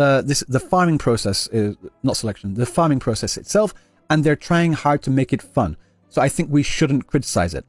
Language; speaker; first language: English; native; English